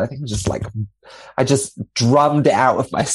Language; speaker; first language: English; native; English